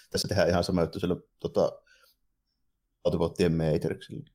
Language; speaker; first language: Finnish; native; Finnish